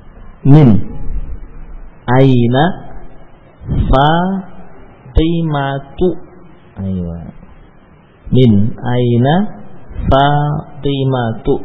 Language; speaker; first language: Arabic; non-native, fluent; Indonesian